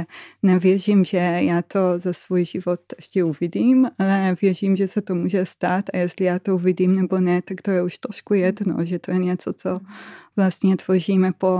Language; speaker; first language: Czech; non-native, fluent; Hebrew